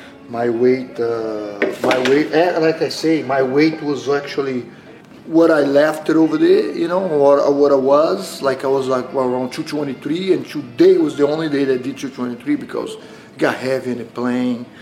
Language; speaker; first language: English; non-native, fluent; Portuguese